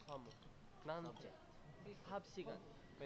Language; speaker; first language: Korean; non-native, learner; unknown